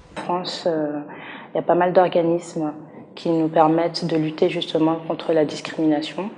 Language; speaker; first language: French; native; French